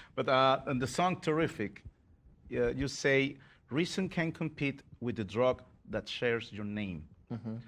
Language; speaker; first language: English; non-native, fluent; Spanish